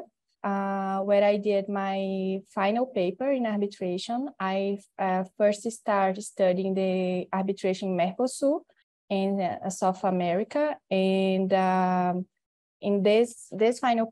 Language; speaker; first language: English; non-native, learner; Portuguese